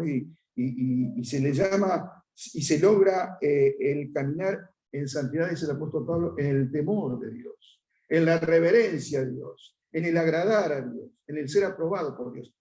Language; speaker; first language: Spanish; native; Spanish